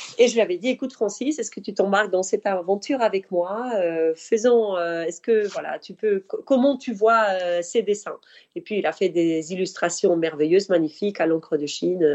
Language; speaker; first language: French; non-native, fluent; Spanish